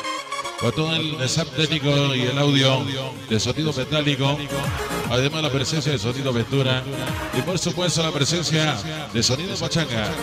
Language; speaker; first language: Spanish; native; Spanish